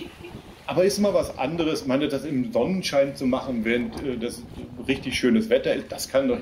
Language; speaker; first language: German; native; German